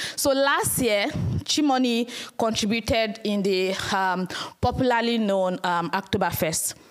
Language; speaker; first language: English; non-native, local second language; Yoruba